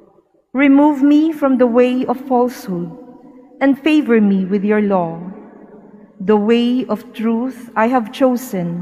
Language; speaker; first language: English; non-native, local second language; Filipino